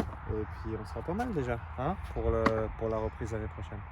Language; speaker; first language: French; native; French